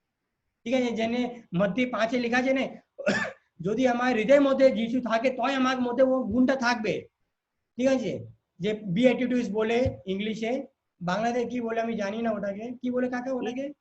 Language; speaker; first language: Bangla; non-native, learner; Hindi